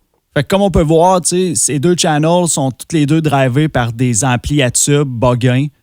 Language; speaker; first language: French; native; French